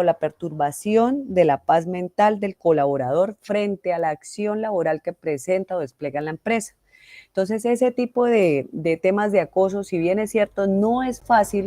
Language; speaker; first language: Spanish; native; Spanish